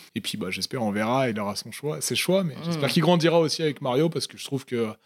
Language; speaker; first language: French; native; French